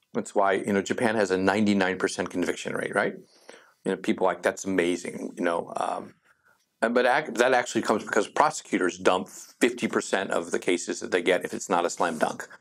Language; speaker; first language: English; native; English